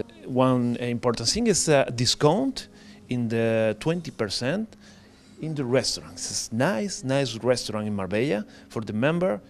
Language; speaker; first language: English; non-native, learner; Spanish